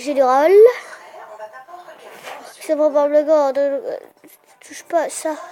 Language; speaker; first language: French; native; French